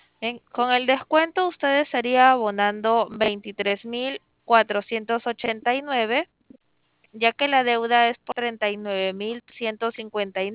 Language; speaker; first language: Spanish; native; Spanish